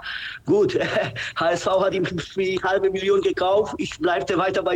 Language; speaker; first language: German; non-native, fluent; Polish